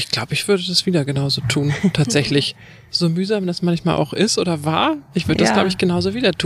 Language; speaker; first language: German; native; German